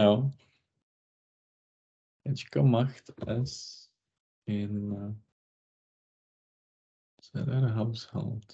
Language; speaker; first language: German; non-native, learner; Czech